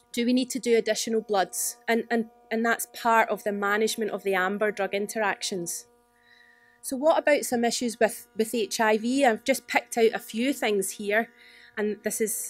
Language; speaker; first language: English; native; English